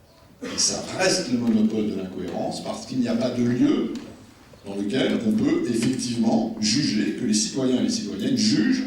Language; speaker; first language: French; native; French